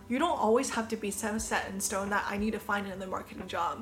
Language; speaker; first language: English; early bilingual, other home language; Cantonese